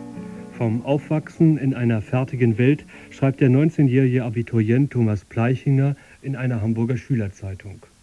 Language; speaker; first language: German; native; German